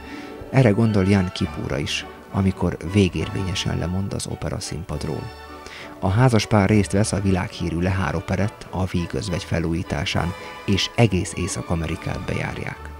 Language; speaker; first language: Hungarian; native; Hungarian